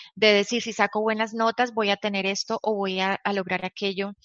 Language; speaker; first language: Spanish; native; Spanish